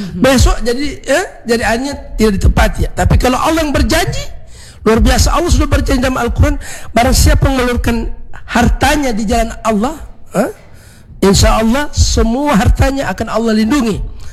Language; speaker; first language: Indonesian; native; Indonesian